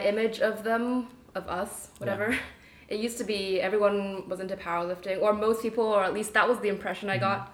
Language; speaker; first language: English; non-native, local second language; Cantonese